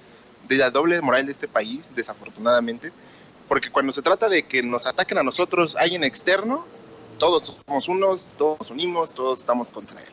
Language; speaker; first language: Spanish; native; Spanish